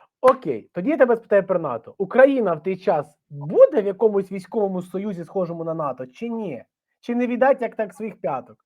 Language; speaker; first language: Ukrainian; native; Ukrainian